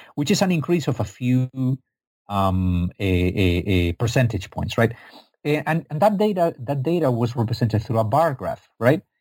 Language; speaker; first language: English; non-native, fluent; Spanish